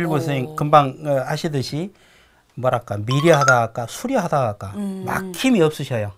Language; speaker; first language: Korean; native; Korean